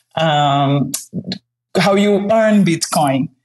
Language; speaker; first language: English; non-native, fluent; Portuguese